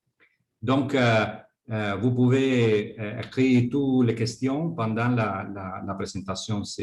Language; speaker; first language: French; non-native, fluent; Spanish